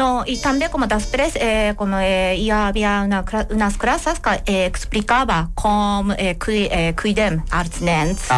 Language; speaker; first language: Catalan; non-native, learner; Japanese